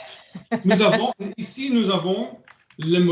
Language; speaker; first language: French; non-native, learner; English